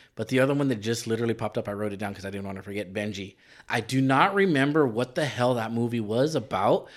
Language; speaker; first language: English; early bilingual, other home language; Spanish